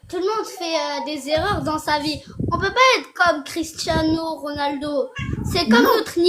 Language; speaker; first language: French; early bilingual, other home language; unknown